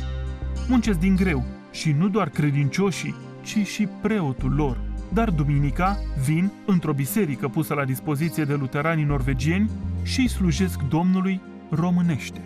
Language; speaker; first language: Romanian; native; Romanian